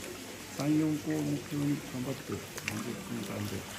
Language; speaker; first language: Japanese; native; Japanese